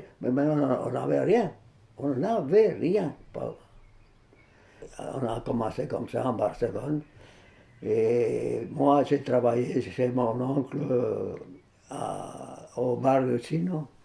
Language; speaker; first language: French; non-native, fluent; Spanish